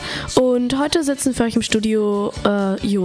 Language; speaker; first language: German; native; German